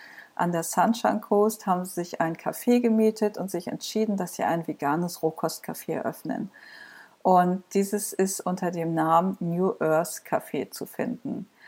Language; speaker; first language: German; native; German